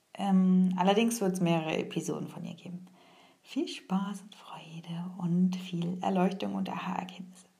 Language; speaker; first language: German; native; German